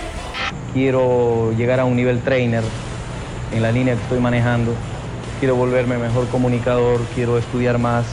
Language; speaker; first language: Spanish; native; Spanish